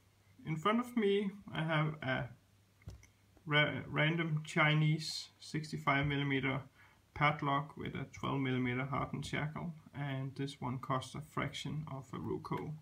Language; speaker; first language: English; non-native, fluent; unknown